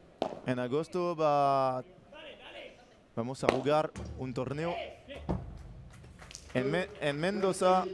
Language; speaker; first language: Spanish; non-native, learner; French